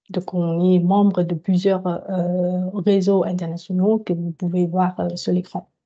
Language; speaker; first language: French; non-native, fluent; Vietnamese